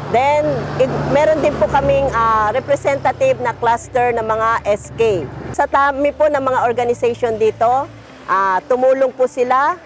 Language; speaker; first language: Filipino; non-native, local second language; Bikol